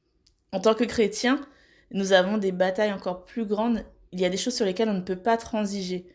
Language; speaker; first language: French; native; French